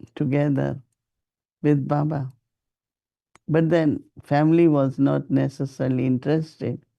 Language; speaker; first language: English; non-native, local second language; Hindi